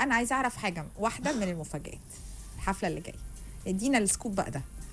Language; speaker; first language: Arabic; native; Arabic